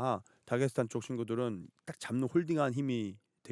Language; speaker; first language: Korean; native; Korean